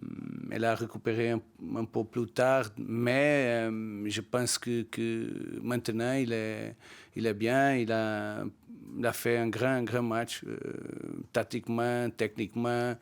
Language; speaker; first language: French; non-native, learner; Portuguese